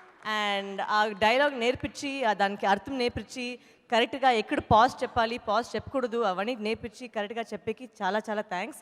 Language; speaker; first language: Telugu; non-native, local second language; Tamil